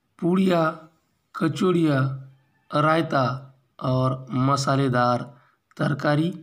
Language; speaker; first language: Hindi; non-native, local second language; Marathi